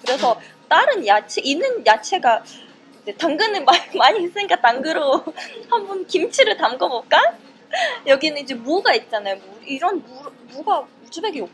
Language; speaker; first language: Korean; non-native, fluent; Russian